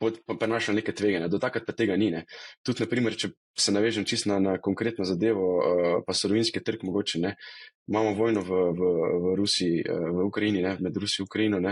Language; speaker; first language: Slovenian; native; Slovenian